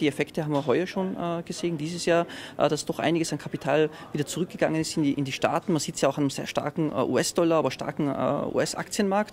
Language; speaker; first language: German; native; German